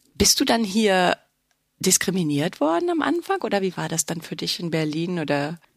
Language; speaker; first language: German; native; German